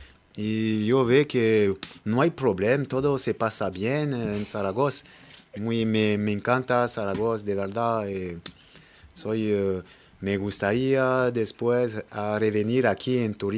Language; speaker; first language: Spanish; non-native, learner; French